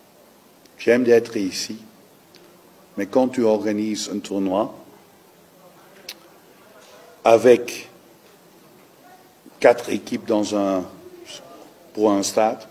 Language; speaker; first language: French; non-native, learner; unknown